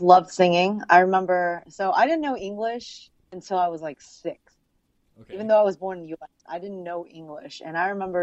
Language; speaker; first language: English; early bilingual, other home language; Chinese